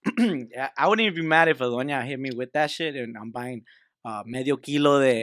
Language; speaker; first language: English; early bilingual, other home language; Spanish